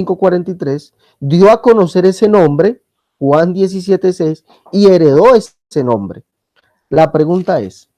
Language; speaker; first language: Spanish; native; Spanish